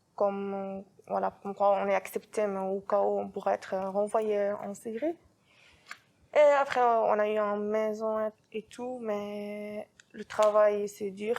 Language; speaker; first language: French; non-native, fluent; Arabic